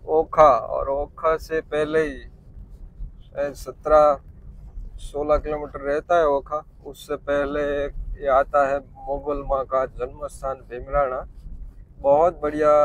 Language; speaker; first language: Hindi; non-native, local second language; Gujarati